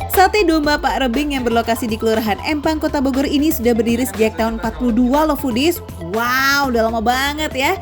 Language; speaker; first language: Indonesian; native; Indonesian